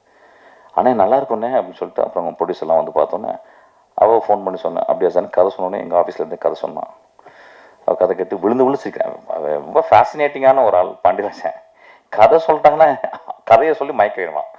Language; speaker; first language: Tamil; native; Tamil